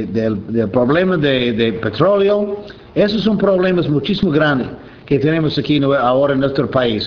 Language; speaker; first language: Spanish; non-native, fluent; English